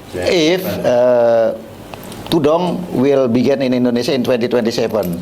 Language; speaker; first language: English; non-native, learner; Indonesian